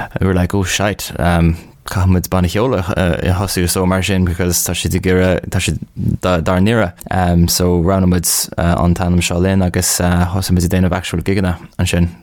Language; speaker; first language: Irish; non-native, local second language; English